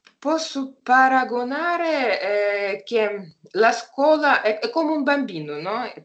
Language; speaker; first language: Italian; non-native, fluent; Russian